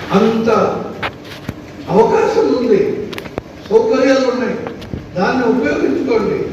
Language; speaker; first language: Telugu; native; Telugu